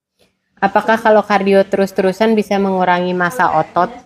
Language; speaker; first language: Indonesian; native; Indonesian